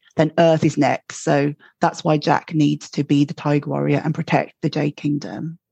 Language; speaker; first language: English; native; English